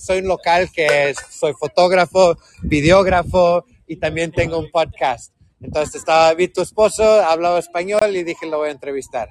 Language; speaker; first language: Spanish; early bilingual, heritage; Spanish